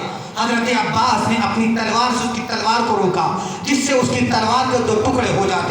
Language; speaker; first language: Urdu; native; Urdu